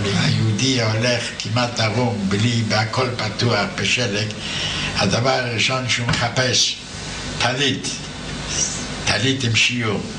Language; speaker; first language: Hebrew; non-native, fluent; Yiddish